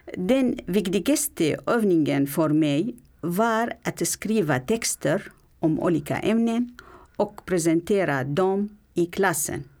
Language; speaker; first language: Swedish; non-native, learner; Arabic